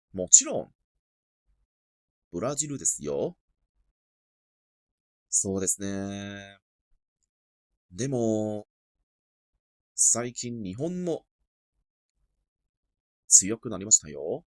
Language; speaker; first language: Japanese; non-native, fluent; Cantonese